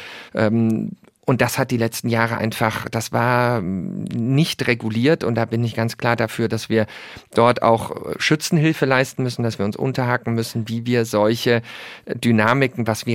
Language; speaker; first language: German; native; German